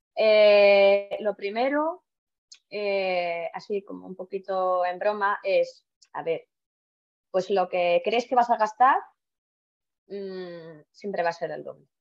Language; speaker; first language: Spanish; non-native, fluent; Estonian